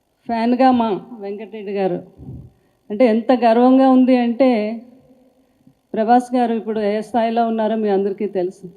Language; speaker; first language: Telugu; native; Telugu